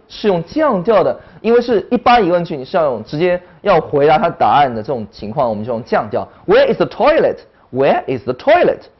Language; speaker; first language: Chinese; native; Chinese